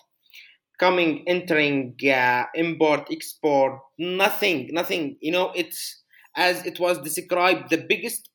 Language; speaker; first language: English; non-native, fluent; Arabic